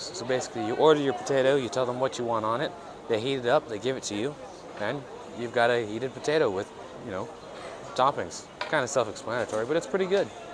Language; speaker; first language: English; native; English